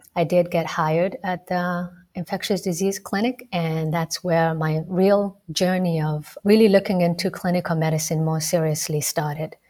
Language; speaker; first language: English; non-native, local second language; Somali